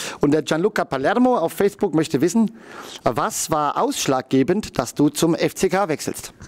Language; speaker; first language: German; native; German